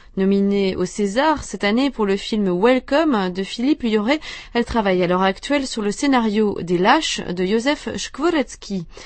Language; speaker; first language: French; native; French